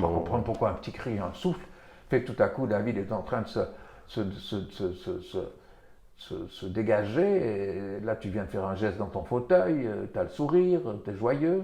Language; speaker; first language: French; native; French